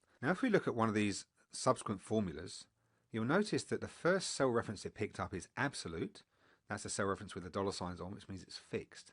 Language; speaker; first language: English; native; English